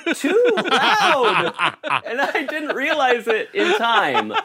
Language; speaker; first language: English; native; English